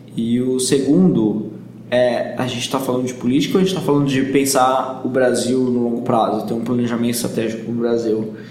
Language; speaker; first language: Portuguese; native; Portuguese